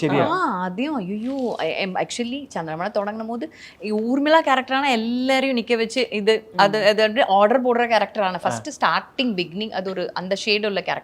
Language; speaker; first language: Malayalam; non-native, learner; Tamil